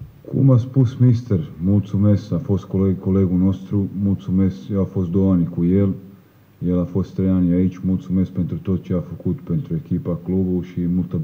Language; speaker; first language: Romanian; non-native, learner; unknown